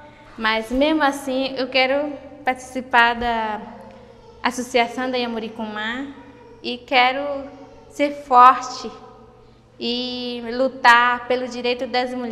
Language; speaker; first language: Portuguese; non-native, local second language; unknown